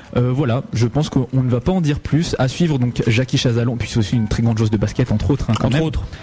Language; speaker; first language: French; native; French